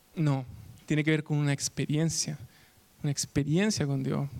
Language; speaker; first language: Spanish; native; Spanish